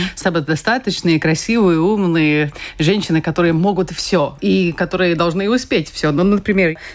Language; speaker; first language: Russian; non-native, fluent; Latvian